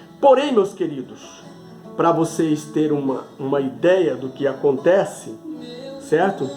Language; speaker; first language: Portuguese; native; Portuguese